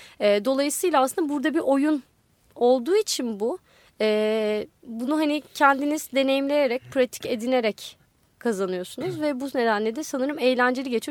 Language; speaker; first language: Turkish; native; Turkish